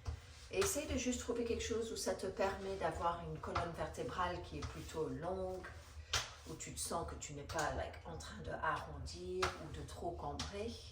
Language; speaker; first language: French; non-native, fluent; English